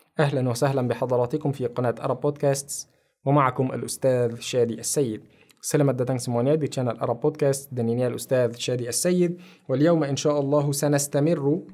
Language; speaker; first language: Arabic; non-native, fluent; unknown